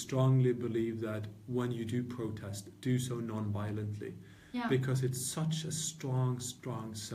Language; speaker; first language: English; non-native, fluent; Norwegian